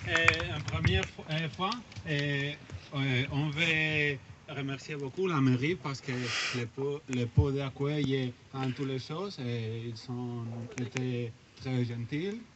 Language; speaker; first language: French; non-native, learner; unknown